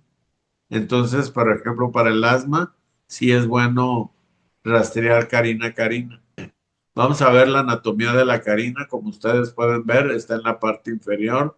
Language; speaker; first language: Spanish; native; Spanish